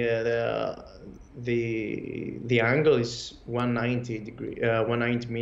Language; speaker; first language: English; non-native, fluent; Greek